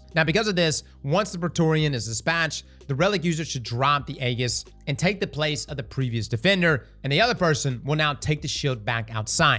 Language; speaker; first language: English; native; English